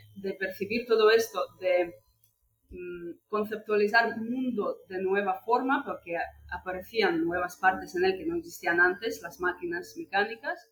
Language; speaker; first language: Spanish; non-native, fluent; Russian